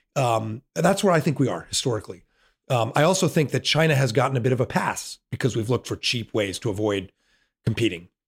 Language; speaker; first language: English; native; English